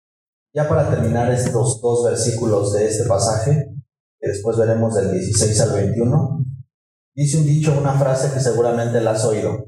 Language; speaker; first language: Spanish; native; Spanish